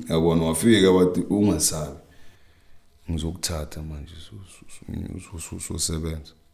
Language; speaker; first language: Zulu; non-native, local second language; Northern Sotho